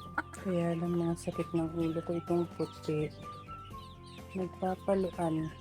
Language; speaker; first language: Filipino; native; Filipino